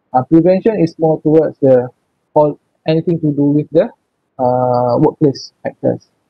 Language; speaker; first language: English; non-native, local second language; Malay